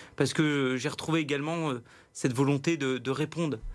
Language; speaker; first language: French; native; French